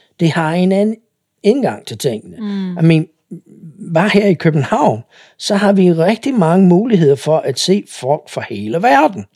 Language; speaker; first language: Danish; non-native, fluent; English